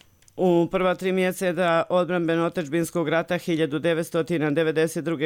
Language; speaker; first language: Croatian; native; Croatian